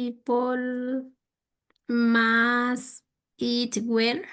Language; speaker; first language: English; non-native, learner; Spanish